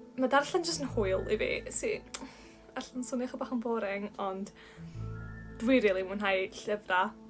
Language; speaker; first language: Welsh; native; Welsh